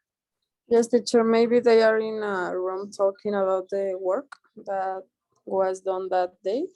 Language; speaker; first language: English; non-native, learner; Spanish